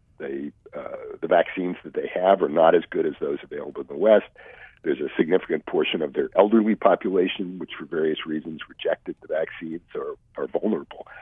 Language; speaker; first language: English; native; English